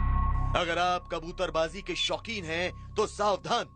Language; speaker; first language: Hindi; native; Hindi